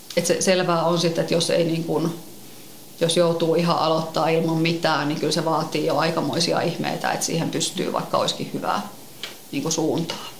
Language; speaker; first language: Finnish; native; Finnish